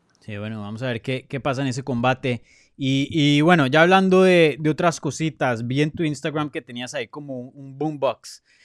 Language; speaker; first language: Spanish; native; Spanish